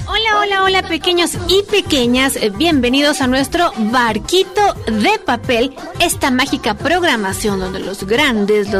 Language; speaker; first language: Spanish; native; Spanish